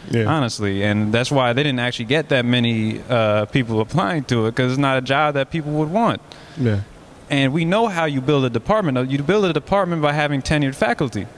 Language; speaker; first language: English; native; English